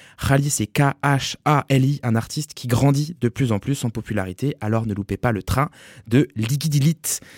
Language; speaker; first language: French; native; French